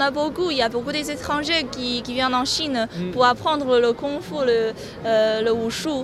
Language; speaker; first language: French; non-native, fluent; Chinese